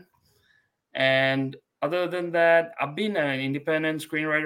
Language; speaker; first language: English; non-native, local second language; Malayalam